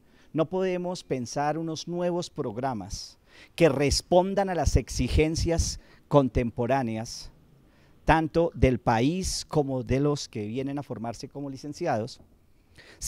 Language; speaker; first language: Spanish; native; Spanish